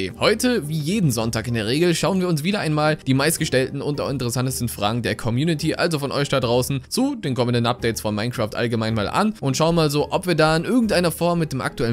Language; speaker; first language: German; native; German